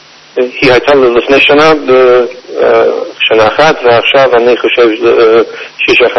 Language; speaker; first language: Hebrew; non-native, fluent; English